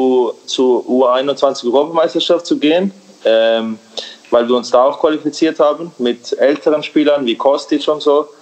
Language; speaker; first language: German; early bilingual, other home language; Serbian